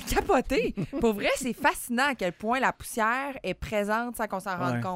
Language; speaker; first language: French; native; French